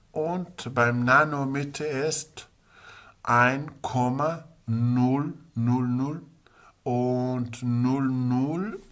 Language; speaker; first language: German; non-native, learner; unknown